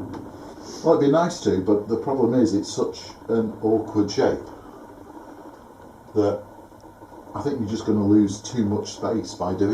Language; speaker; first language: English; native; English